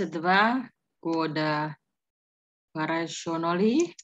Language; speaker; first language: Russian; non-native, fluent; Indonesian